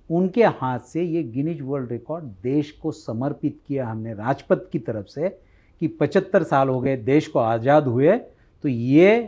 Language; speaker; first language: Hindi; non-native, local second language; Marathi